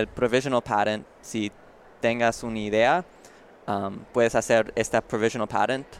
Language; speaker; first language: Spanish; non-native, learner; English